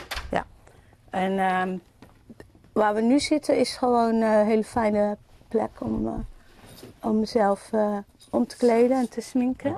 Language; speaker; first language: Dutch; native; Dutch